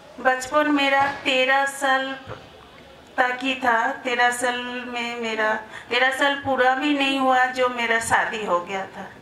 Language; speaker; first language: Hindi; non-native, local second language; Bangla